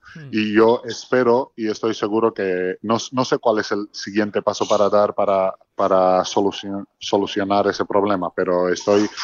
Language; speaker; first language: Spanish; non-native, fluent; Georgian